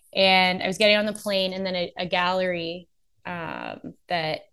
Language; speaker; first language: English; native; English